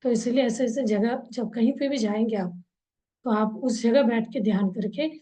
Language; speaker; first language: Hindi; non-native, local second language; Kannada